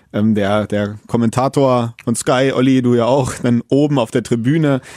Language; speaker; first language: German; native; German